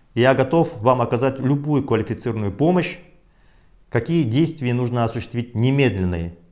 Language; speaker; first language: Russian; non-native, local second language; Kazakh